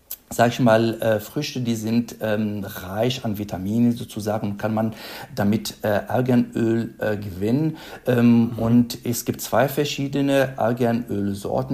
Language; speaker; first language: German; non-native, fluent; Arabic